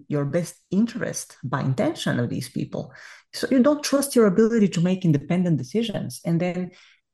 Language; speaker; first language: English; non-native, fluent; Bulgarian